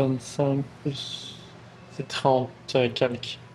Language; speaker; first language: French; native; French